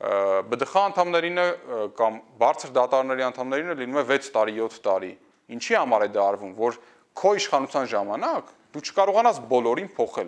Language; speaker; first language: Armenian; native; Armenian